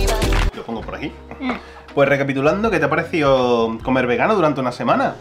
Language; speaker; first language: Spanish; native; Spanish